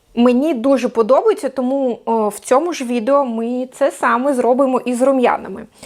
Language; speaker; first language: Ukrainian; non-native, local second language; Russian